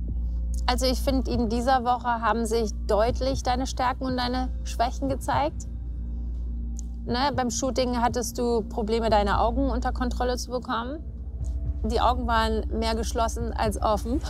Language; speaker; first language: German; native; German